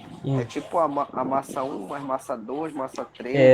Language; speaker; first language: Portuguese; native; Portuguese